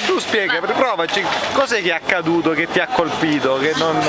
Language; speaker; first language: Italian; native; Italian